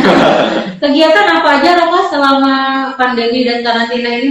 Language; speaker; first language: Indonesian; native; Indonesian